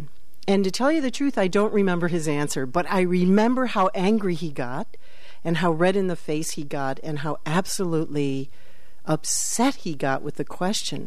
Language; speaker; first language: English; native; English